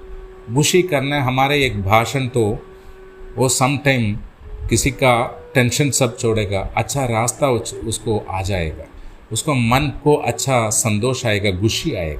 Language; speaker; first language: Hindi; non-native, local second language; Malayalam